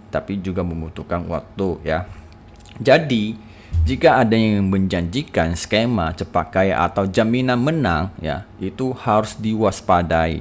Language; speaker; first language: Indonesian; native; Indonesian